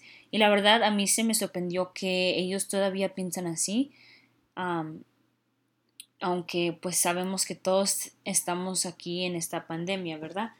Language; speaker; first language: Spanish; early bilingual, heritage; Spanish